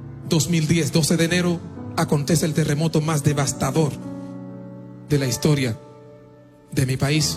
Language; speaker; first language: Spanish; non-native, fluent; Haitian Creole